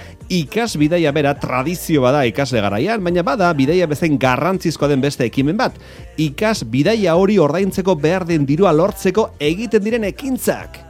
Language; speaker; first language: Basque; native; Basque